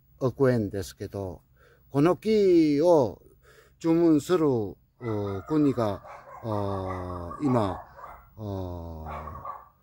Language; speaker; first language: Japanese; non-native, learner; Korean